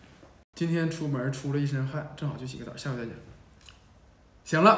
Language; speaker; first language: Chinese; native; Chinese